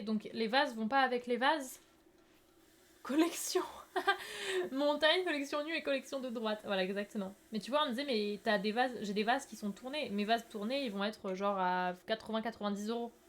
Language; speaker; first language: French; native; French